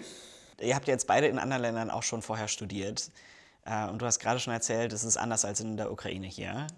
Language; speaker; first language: German; native; German